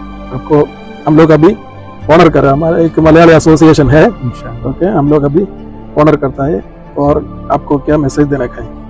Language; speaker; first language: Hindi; non-native, local second language; Malayalam